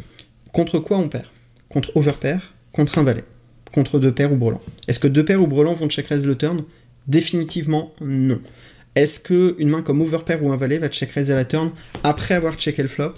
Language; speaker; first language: French; native; French